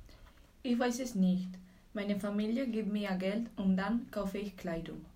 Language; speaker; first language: German; non-native, learner; Spanish